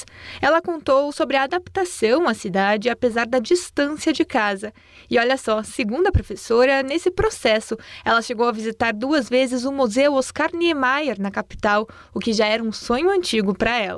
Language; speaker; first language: Portuguese; native; Portuguese